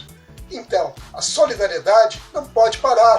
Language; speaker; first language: Portuguese; native; Portuguese